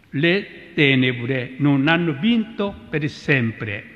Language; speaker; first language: Italian; non-native, fluent; Korean